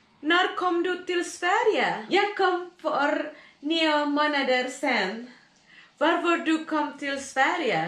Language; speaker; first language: Swedish; non-native, learner; Indonesian